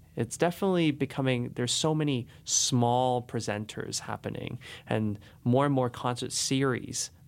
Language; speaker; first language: English; native; English